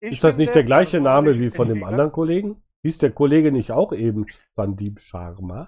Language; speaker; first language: German; native; German